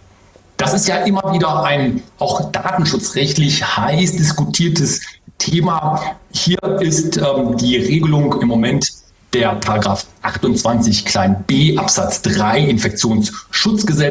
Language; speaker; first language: German; native; German